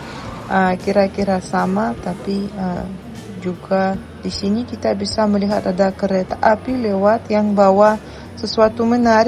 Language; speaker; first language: Indonesian; non-native, fluent; Russian